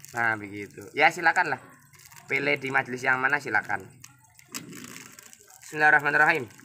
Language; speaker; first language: Indonesian; native; Indonesian